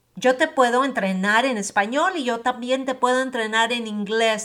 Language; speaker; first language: Spanish; early bilingual, heritage; Spanish